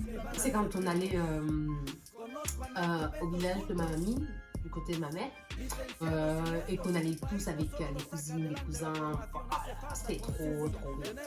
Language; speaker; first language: French; native; French